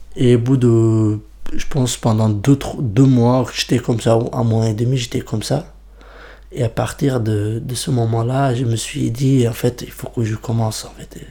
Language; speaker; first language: French; non-native, fluent; Kurdish